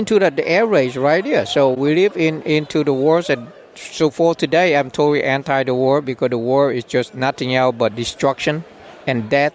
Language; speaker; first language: English; non-native, learner; Vietnamese